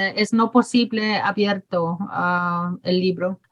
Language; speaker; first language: Spanish; non-native, learner; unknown